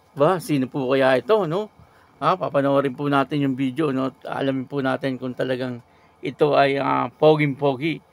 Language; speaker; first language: Filipino; native; Filipino